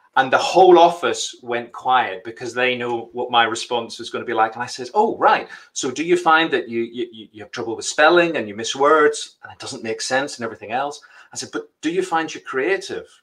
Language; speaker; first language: English; native; English